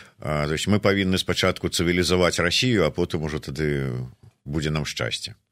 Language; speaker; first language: Belarusian; native; Belarusian